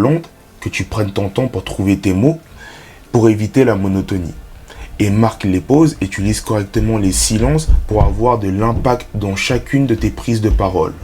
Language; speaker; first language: French; native; French